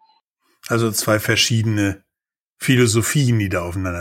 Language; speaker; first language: German; native; German